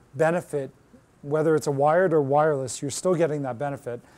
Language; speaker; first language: English; native; English